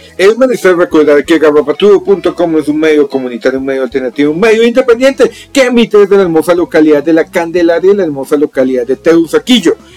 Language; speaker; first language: Spanish; native; Spanish